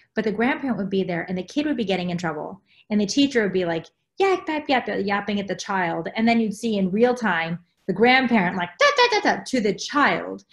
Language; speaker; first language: English; native; English